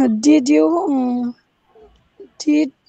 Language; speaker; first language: English; non-native, learner; Bangla